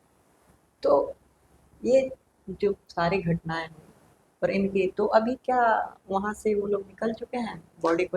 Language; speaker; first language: Hindi; native; Hindi